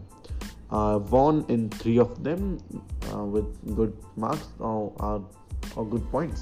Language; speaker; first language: English; non-native, local second language; Hindi